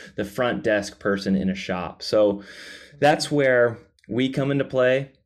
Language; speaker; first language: English; native; English